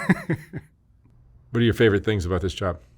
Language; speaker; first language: English; native; English